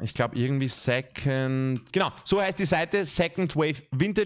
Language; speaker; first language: German; native; German